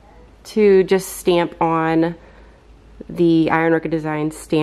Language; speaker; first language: English; native; English